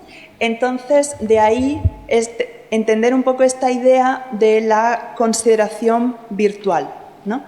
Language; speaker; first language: Spanish; native; Spanish